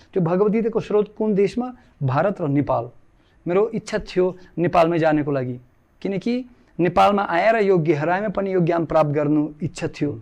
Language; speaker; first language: Nepali; non-native, fluent; Russian